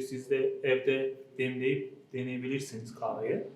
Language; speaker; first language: Turkish; non-native, fluent; Persian